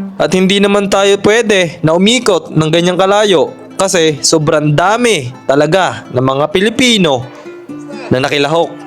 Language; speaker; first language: Filipino; native; Filipino